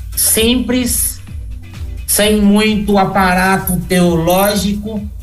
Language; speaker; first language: Portuguese; native; Portuguese